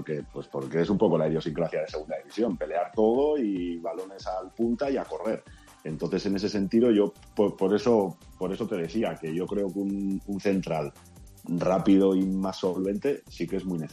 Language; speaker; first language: Spanish; native; Spanish